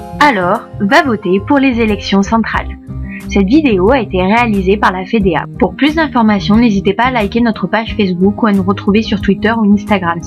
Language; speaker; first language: French; native; French